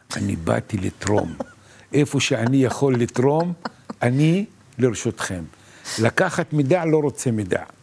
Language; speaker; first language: Hebrew; non-native, local second language; Arabic